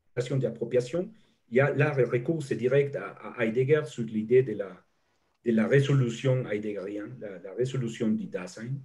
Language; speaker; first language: French; non-native, fluent; Spanish